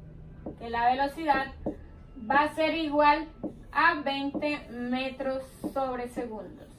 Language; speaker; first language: Spanish; native; Spanish